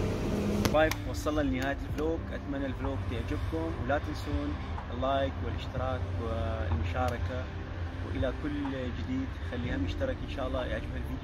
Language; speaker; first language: Arabic; native; Arabic